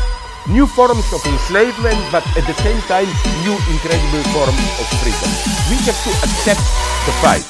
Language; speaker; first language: English; non-native, fluent; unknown